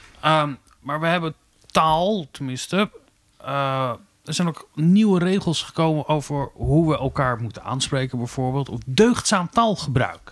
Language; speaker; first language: Dutch; native; Dutch